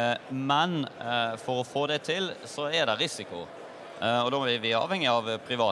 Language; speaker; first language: Norwegian; native; Norwegian